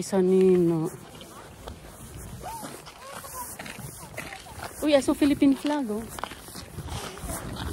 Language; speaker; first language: Norwegian; early bilingual, other home language; Cebuano